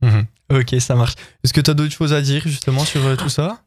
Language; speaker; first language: French; native; French